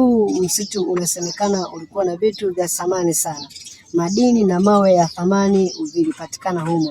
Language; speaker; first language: Swahili; native; Swahili